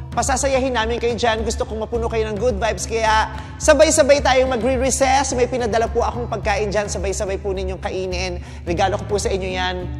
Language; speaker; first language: Filipino; native; Filipino